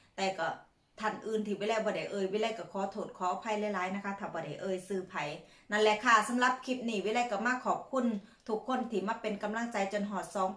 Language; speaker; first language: Thai; native; Thai